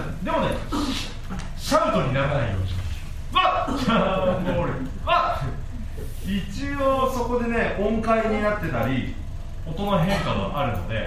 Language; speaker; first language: Japanese; native; Japanese